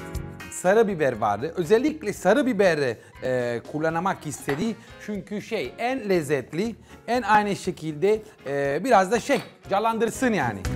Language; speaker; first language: Turkish; non-native, fluent; Italian